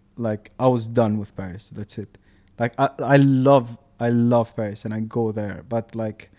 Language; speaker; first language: English; non-native, fluent; Arabic